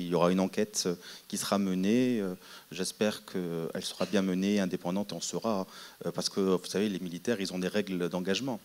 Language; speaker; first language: French; non-native, local second language; Arabic